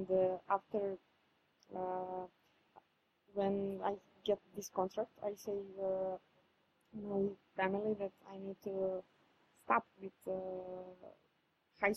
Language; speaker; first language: English; non-native, fluent; Serbian